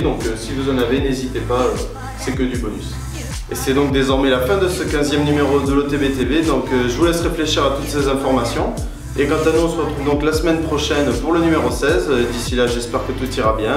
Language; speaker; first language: French; native; French